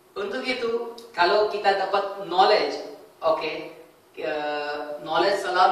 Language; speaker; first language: Indonesian; non-native, fluent; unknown